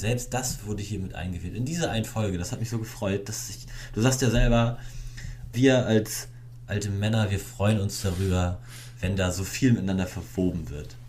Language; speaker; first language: German; native; German